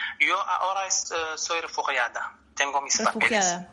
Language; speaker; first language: Spanish; non-native, learner; Arabic